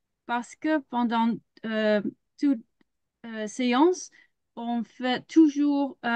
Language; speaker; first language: French; non-native, learner; Dutch